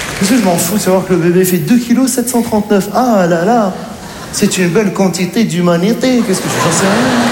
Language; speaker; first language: French; native; French